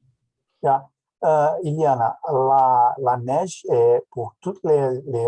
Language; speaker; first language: French; non-native, learner; Portuguese